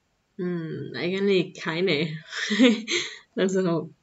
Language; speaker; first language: German; non-native, learner; Spanish